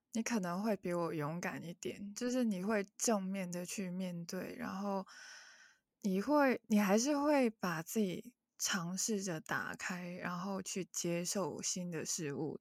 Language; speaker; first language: Chinese; non-native, local second language; Cantonese